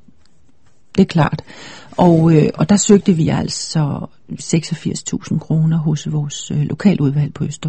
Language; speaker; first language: Danish; native; Danish